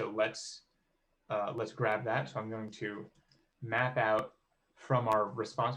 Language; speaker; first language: English; native; English